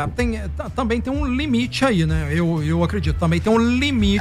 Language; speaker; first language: Portuguese; native; Portuguese